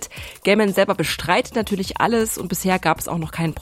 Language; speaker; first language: German; native; German